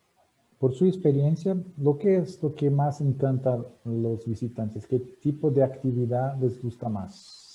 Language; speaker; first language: Spanish; non-native, fluent; Portuguese